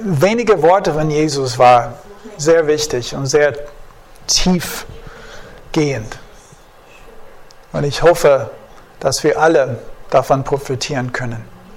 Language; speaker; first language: German; non-native, fluent; English